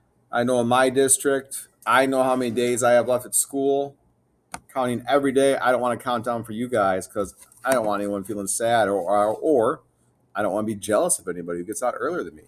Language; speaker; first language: English; native; English